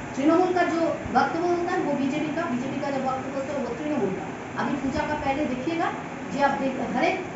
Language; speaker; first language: Hindi; non-native, local second language; Bangla